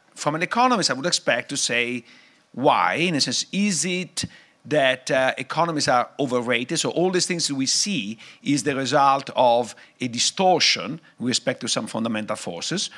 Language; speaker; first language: English; non-native, fluent; Italian